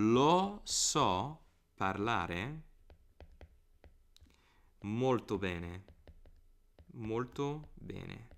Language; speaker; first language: Italian; non-native, fluent; English